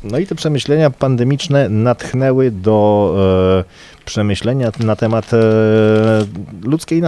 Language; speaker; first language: Polish; native; Polish